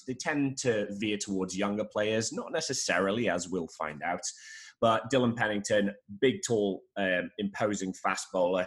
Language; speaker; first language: English; native; English